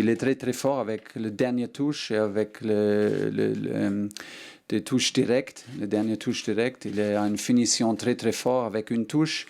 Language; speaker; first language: French; non-native, learner; German